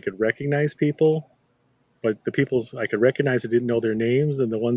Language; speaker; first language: English; native; English